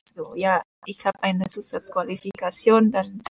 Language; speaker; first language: German; non-native, fluent; Indonesian